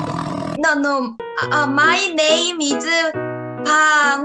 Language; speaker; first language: English; non-native, learner; Korean